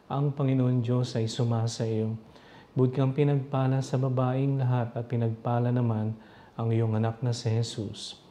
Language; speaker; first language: Filipino; native; Filipino